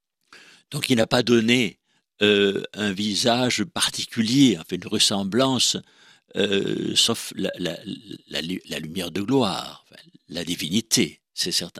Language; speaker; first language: French; native; French